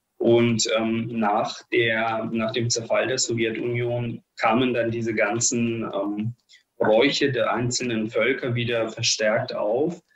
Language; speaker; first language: German; early bilingual, other home language; Russian